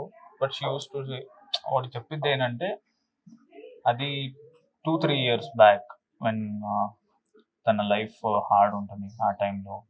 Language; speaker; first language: Telugu; non-native, local second language; Kannada